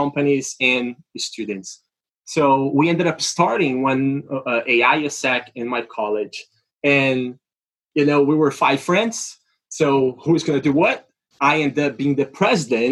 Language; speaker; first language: English; non-native, fluent; Portuguese